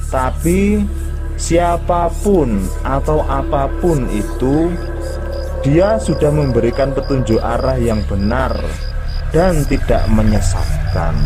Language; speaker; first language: Indonesian; native; Indonesian